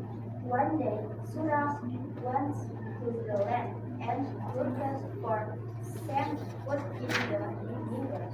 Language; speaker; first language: English; non-native, learner; Indonesian